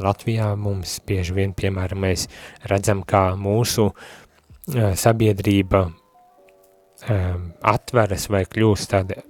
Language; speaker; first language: Latvian; native; Latvian